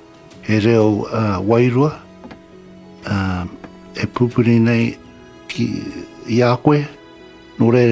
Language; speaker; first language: Māori; non-native, local second language; English